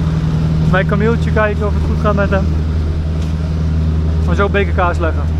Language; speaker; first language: Dutch; native; Dutch